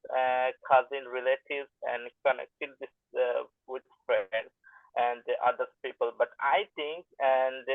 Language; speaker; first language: English; non-native, learner; Bangla